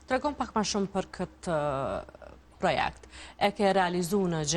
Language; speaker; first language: Albanian; native; Albanian